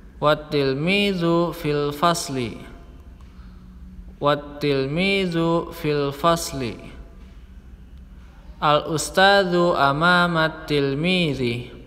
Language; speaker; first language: Arabic; non-native, fluent; Indonesian